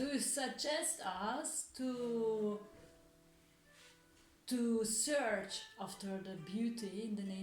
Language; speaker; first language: English; non-native, learner; Hungarian